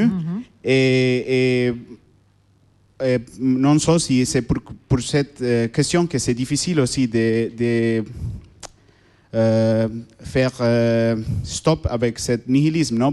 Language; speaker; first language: French; non-native, learner; Spanish